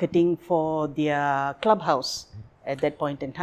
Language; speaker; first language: English; non-native, local second language; Tamil